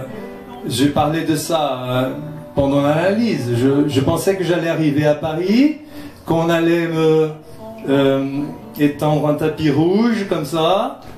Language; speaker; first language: French; non-native, fluent; Portuguese